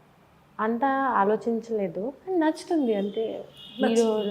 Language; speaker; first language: Telugu; non-native, learner; Bangla